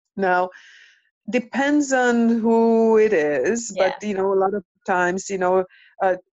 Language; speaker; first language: English; non-native, fluent; Hungarian